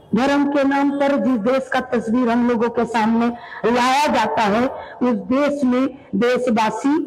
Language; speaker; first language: Hindi; non-native, local second language; Bangla